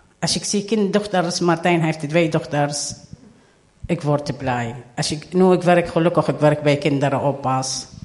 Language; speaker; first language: Dutch; non-native, learner; Arabic